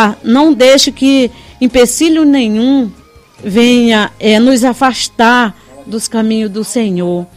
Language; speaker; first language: Portuguese; native; Portuguese